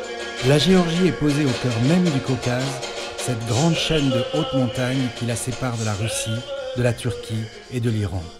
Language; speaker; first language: French; native; French